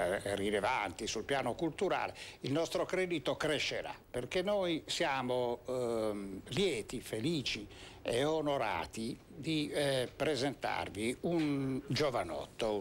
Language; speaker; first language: Italian; native; Italian